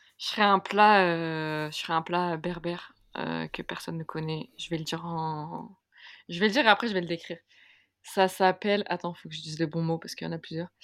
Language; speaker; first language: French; early bilingual, other home language; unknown